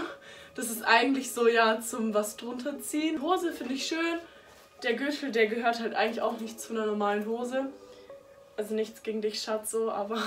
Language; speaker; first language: German; native; German